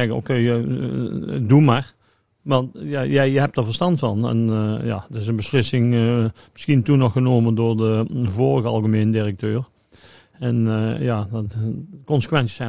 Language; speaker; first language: Dutch; native; Dutch